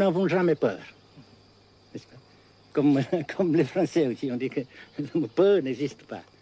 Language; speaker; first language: French; non-native, local second language; Vietnamese